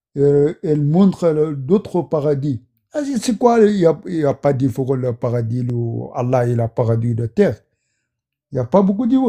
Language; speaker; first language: French; non-native, learner; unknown